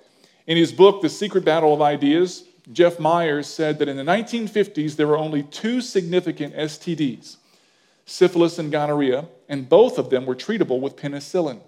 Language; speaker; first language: English; native; English